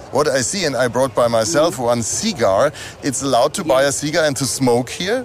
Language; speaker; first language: English; non-native, fluent; German